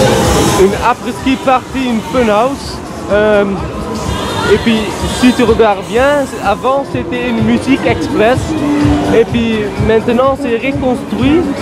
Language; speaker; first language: French; non-native, learner; Dutch